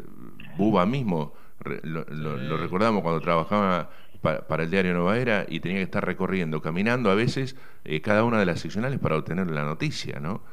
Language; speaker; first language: Spanish; native; Spanish